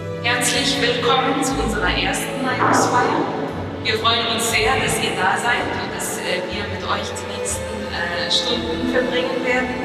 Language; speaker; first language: German; early bilingual, other home language; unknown